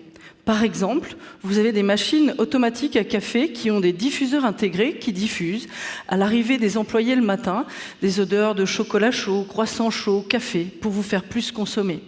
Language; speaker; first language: French; native; French